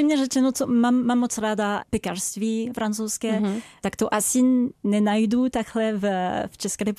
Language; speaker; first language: Czech; non-native, fluent; French